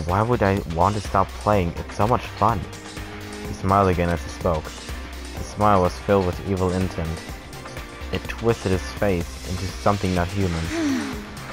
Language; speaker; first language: English; non-native, fluent; German